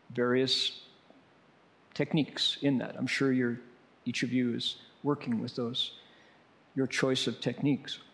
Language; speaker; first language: English; native; English